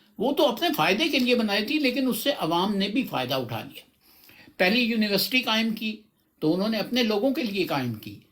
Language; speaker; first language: Urdu; non-native, local second language; Punjabi